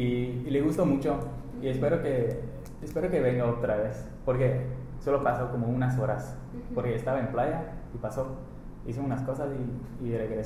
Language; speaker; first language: Spanish; non-native, fluent; English